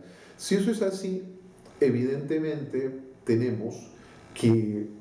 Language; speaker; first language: Spanish; native; Spanish